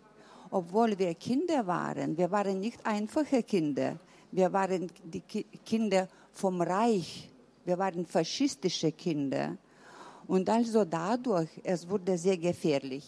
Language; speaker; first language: German; early bilingual, heritage; German